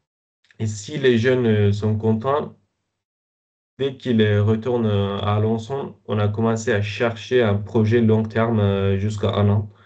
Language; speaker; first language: French; non-native, fluent; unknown